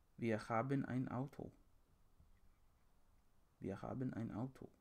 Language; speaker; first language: German; non-native, learner; English